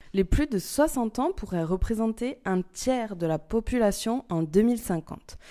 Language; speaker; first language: French; native; French